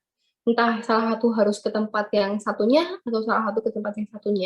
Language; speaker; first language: Indonesian; native; Indonesian